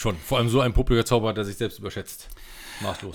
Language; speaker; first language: German; native; German